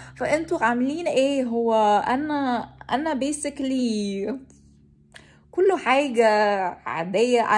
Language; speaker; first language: Egyptian Arabic; non-native, fluent; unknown